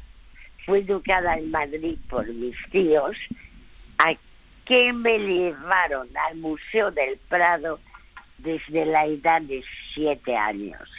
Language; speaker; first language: Spanish; early bilingual, other home language; French